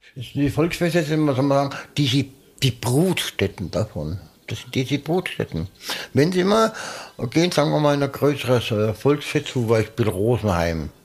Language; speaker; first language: German; native; German